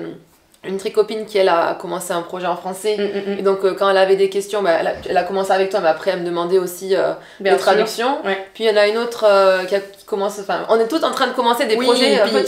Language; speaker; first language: French; native; French